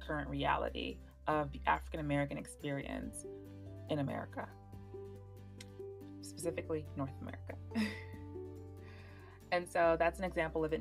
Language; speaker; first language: English; native; English